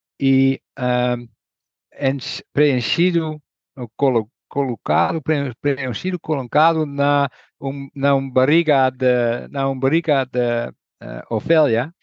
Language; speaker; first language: Portuguese; non-native, learner; Dutch